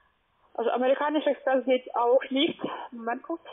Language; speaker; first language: German; non-native, fluent; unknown